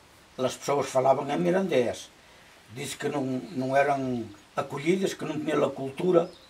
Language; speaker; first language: Portuguese; non-native, local second language; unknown